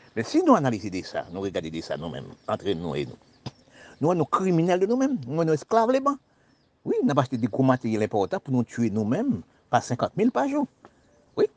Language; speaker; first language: French; non-native, local second language; Haitian Creole